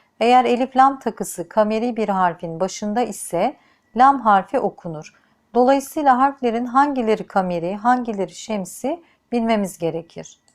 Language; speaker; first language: Turkish; native; Turkish